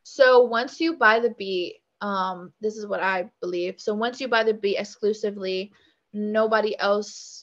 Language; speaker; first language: English; native; English